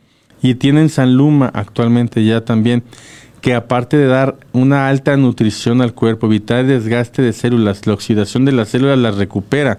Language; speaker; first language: Spanish; native; Spanish